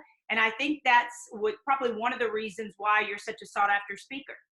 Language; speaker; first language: English; native; English